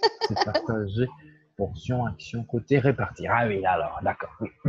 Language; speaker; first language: French; non-native, fluent; Portuguese